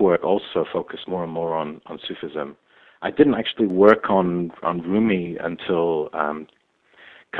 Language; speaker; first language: English; native; English